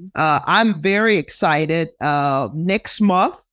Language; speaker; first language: English; native; English